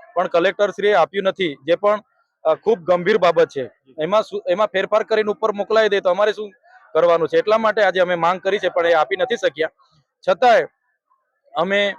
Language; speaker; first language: Gujarati; non-native, local second language; Bhili